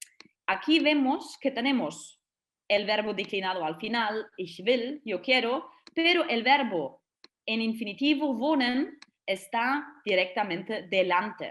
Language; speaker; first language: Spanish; non-native, fluent; German